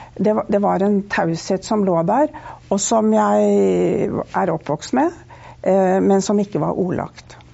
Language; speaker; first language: Norwegian; native; Norwegian